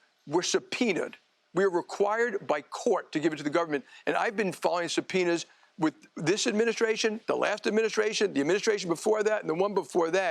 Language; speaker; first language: English; native; English